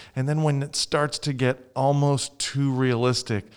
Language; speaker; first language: English; native; English